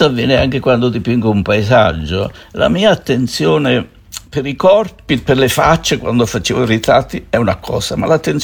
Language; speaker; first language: Italian; native; Italian